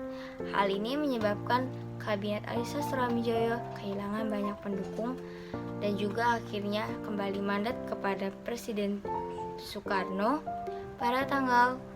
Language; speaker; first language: Indonesian; native; Indonesian